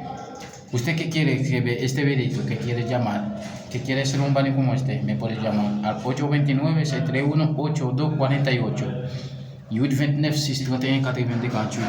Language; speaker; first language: Spanish; non-native, learner; Haitian Creole